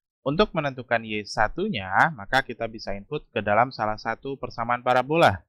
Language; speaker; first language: Indonesian; native; Indonesian